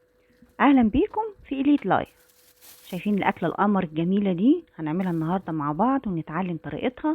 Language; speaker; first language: Arabic; native; Arabic